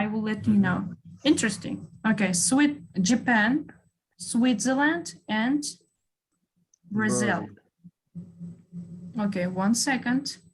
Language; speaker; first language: English; non-native, fluent; Kyrgyz